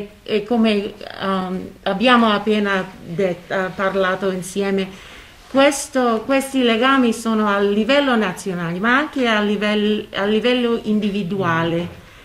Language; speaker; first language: Italian; non-native, fluent; English